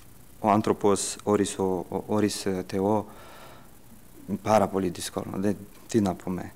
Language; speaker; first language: Greek; early bilingual, heritage; Greek